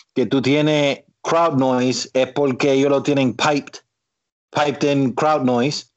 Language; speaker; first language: Spanish; native; Spanish